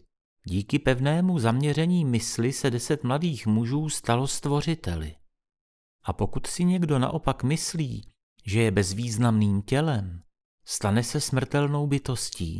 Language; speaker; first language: Czech; native; Czech